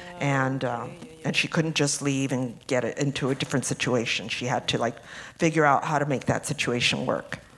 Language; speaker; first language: English; early bilingual, other home language; Spanish